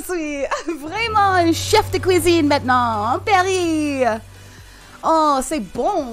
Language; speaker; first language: French; non-native, learner; English